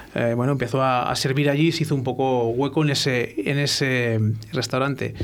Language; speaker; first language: Spanish; native; Spanish